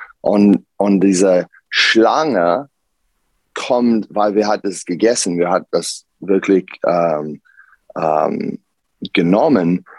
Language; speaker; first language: German; non-native, learner; English